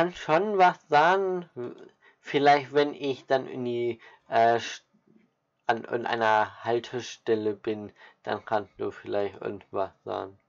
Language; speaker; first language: German; native; German